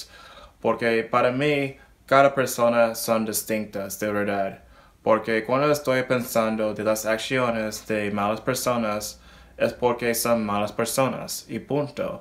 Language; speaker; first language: Spanish; non-native, learner; English